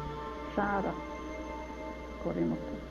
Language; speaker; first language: Hebrew; non-native, learner; Hungarian